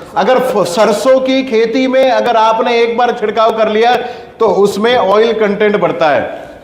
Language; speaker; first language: Hindi; non-native, local second language; Kannada